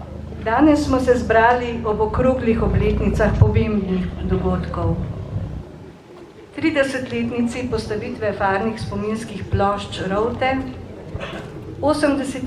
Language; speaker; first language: Slovenian; native; Slovenian